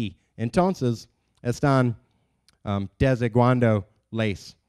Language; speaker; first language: Spanish; non-native, learner; English